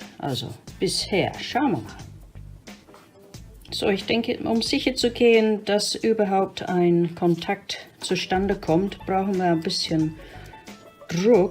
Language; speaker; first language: German; non-native, fluent; English